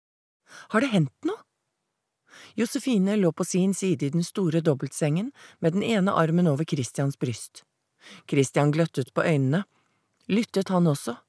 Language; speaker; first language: Norwegian; native; Norwegian